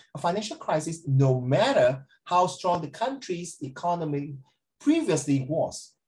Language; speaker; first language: English; non-native, local second language; Chinese